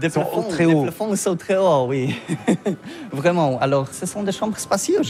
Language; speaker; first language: French; non-native, learner; Polish